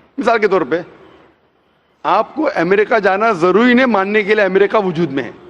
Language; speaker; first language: Hindi; non-native, local second language; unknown